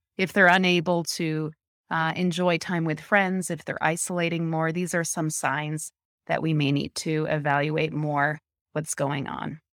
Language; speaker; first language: English; early bilingual, other home language; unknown